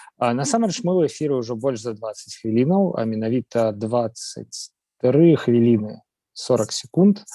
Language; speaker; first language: Belarusian; non-native, local second language; Russian